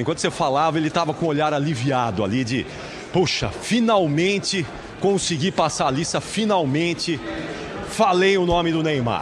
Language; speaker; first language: Portuguese; native; Portuguese